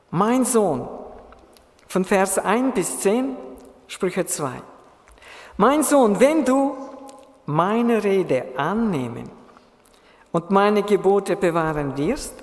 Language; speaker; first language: German; non-native, fluent; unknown